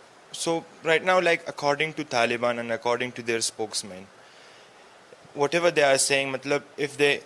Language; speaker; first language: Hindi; non-native, fluent; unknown